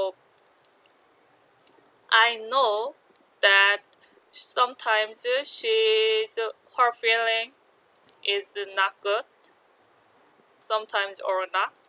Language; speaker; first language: English; non-native, learner; Korean